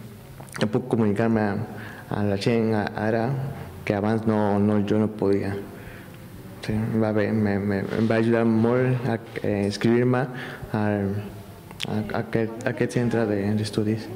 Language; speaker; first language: Catalan; non-native, learner; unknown